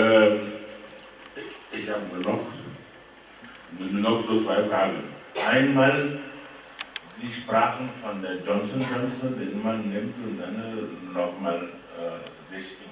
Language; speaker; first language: German; non-native, learner; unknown